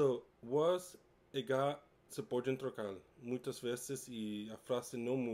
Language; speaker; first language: Portuguese; non-native, learner; English